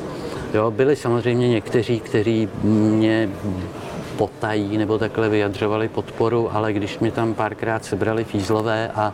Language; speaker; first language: Czech; native; Czech